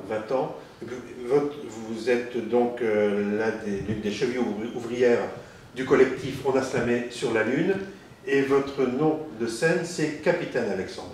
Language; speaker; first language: French; native; French